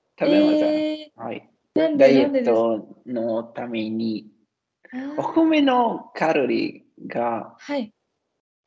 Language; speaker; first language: Japanese; non-native, learner; Italian